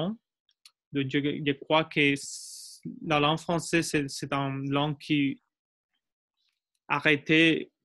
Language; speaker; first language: French; non-native, learner; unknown